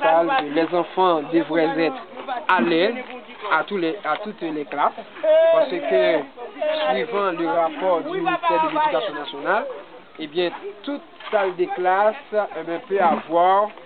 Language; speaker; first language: French; non-native, local second language; Haitian Creole